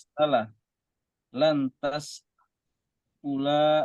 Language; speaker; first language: Arabic; non-native, learner; Indonesian